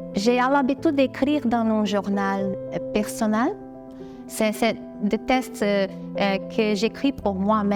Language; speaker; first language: French; non-native, learner; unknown